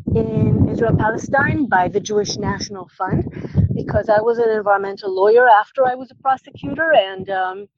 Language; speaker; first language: English; non-native, fluent; Hebrew